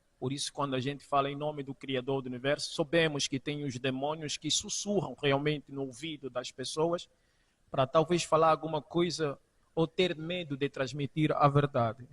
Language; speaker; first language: Portuguese; native; Portuguese